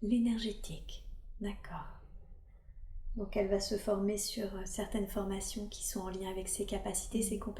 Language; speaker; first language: French; native; French